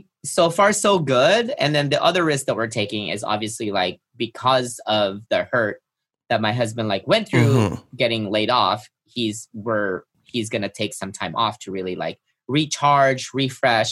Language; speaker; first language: English; non-native, local second language; Filipino